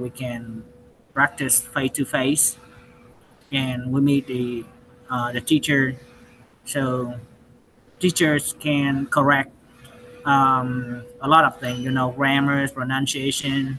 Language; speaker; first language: English; non-native, learner; Vietnamese